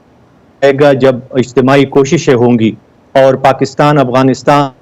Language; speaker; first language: Urdu; native; Urdu